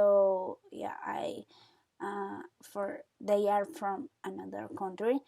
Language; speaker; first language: English; non-native, learner; Spanish